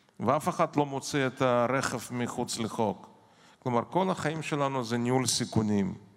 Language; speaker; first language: Hebrew; non-native, fluent; Russian